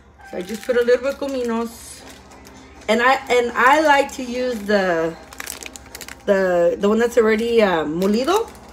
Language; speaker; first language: English; early bilingual, other home language; Spanish